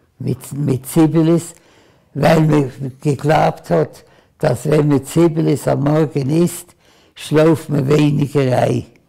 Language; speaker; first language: German; native; German